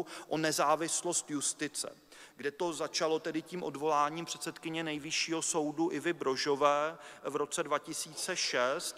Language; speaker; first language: Czech; native; Czech